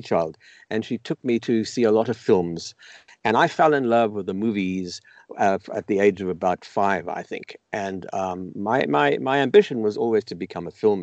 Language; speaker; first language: English; native; English